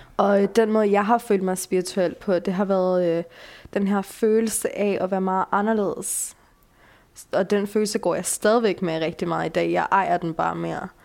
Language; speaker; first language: Danish; early bilingual, other home language; Bulgarian